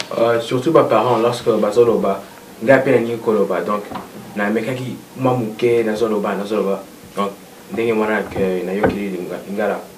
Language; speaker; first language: Lingala; early bilingual, heritage; Lingala